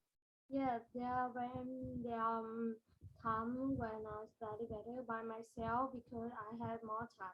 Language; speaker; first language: English; non-native, learner; Vietnamese